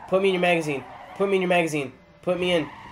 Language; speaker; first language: English; native; English